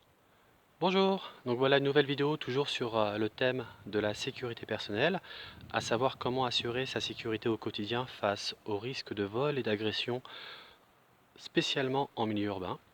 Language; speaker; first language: French; native; French